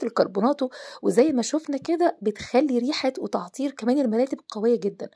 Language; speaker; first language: Arabic; native; Arabic